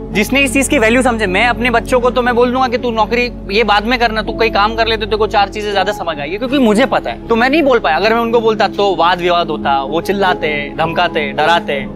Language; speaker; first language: Hindi; native; Hindi